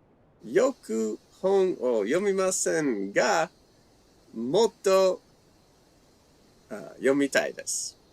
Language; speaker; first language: Japanese; non-native, fluent; English